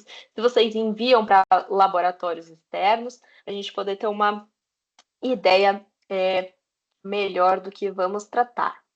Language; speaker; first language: Portuguese; native; Portuguese